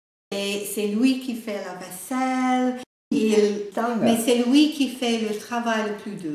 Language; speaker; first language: French; non-native, learner; English